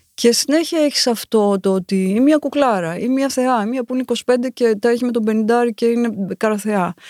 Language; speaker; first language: Greek; native; Greek